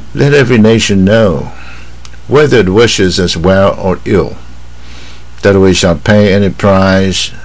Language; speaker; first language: English; non-native, fluent; Chinese